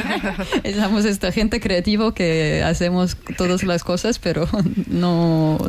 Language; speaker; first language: Spanish; non-native, learner; Russian